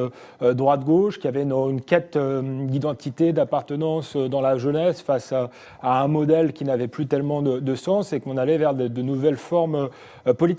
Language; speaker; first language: French; native; French